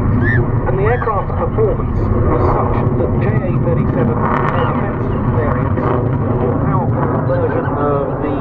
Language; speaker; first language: English; native; English